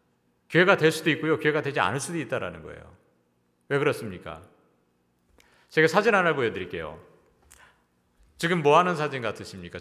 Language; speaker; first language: Korean; native; Korean